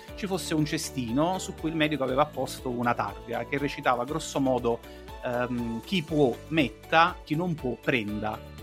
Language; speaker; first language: Italian; native; Italian